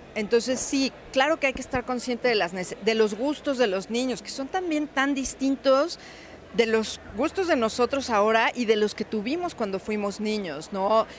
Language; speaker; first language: Spanish; native; Spanish